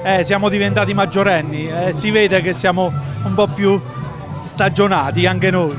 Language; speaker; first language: Italian; native; Italian